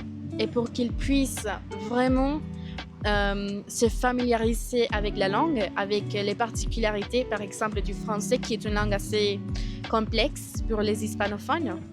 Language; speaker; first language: French; non-native, fluent; Spanish